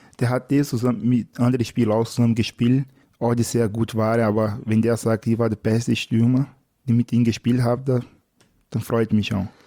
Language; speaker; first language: German; non-native, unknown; Portuguese